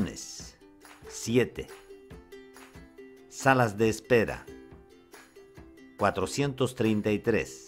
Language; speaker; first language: Spanish; non-native, fluent; Russian